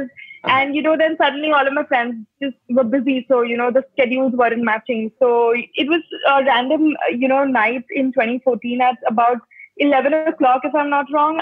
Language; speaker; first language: English; non-native, local second language; Hindi